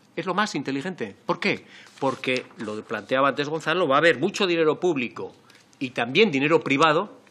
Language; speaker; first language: Spanish; native; Spanish